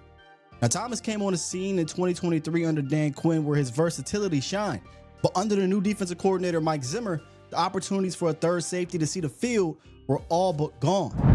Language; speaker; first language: English; native; English